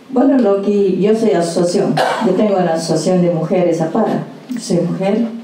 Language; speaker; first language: Spanish; non-native, local second language; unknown